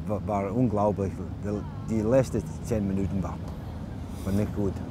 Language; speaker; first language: German; non-native, learner; English